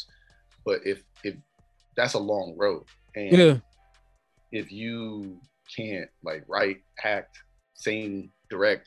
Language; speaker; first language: English; native; English